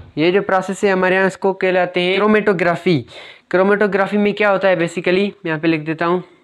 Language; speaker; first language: Urdu; native; Urdu